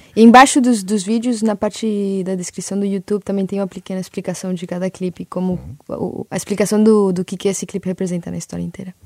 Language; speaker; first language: Portuguese; early bilingual, other home language; Spanish